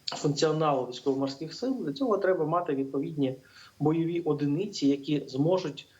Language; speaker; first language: Ukrainian; native; Ukrainian